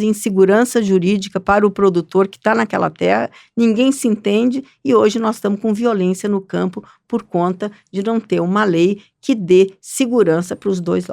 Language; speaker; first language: Portuguese; native; Portuguese